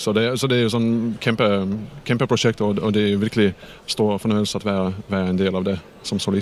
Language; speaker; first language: Danish; non-native, fluent; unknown